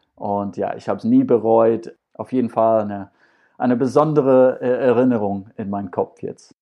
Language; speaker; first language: German; non-native, fluent; English